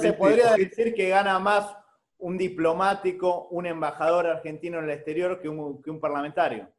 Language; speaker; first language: Spanish; native; Spanish